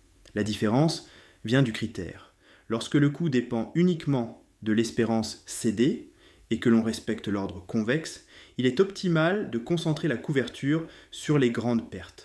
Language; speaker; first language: French; native; French